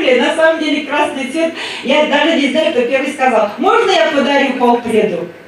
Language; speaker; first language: Russian; native; Russian